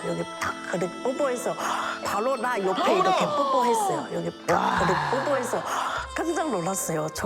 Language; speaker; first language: Korean; non-native, learner; Chinese